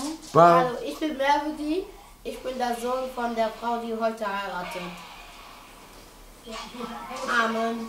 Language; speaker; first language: German; early bilingual, other home language; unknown